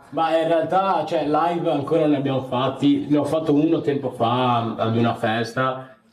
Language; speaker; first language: Italian; native; Italian